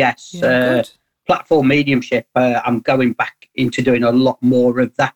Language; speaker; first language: English; native; English